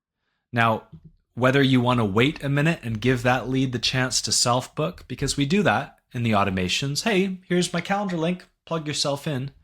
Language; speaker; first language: English; native; English